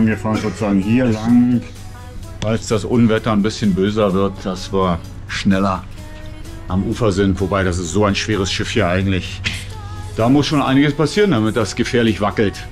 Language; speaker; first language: German; native; German